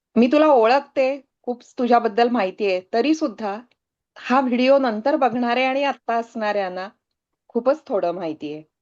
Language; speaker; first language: Marathi; native; Marathi